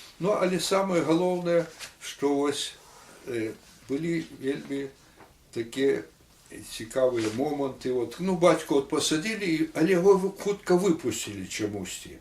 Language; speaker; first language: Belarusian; native; Belarusian